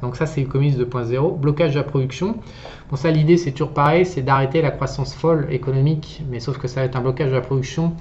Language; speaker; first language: French; native; French